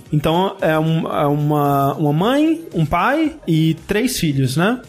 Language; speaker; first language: Portuguese; native; Portuguese